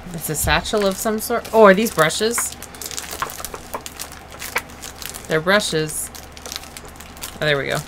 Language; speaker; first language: English; native; English